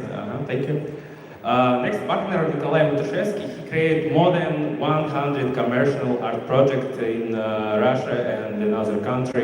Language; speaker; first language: English; non-native, learner; Russian